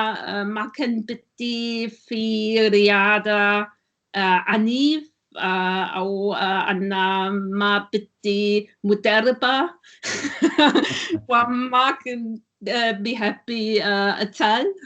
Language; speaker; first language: Arabic; non-native, learner; German